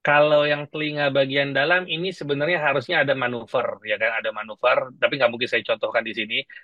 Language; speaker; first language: Indonesian; native; Indonesian